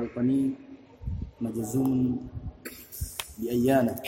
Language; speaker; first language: Arabic; non-native, learner; Indonesian